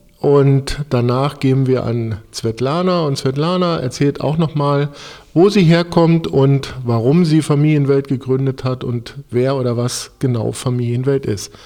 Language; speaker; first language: German; native; German